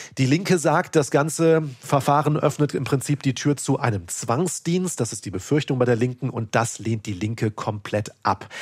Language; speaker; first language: German; native; German